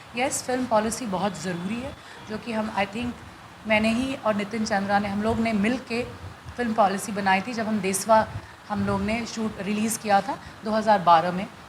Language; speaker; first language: Hindi; non-native, local second language; Bhojpuri